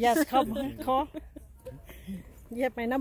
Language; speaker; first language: English; non-native, learner; Thai